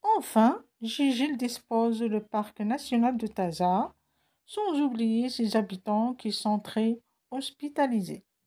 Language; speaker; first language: French; non-native, local second language; Arabic